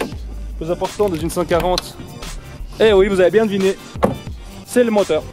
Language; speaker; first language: French; native; French